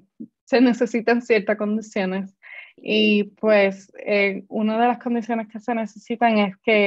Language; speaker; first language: Spanish; native; Spanish